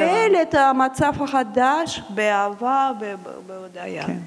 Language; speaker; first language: Hebrew; non-native, fluent; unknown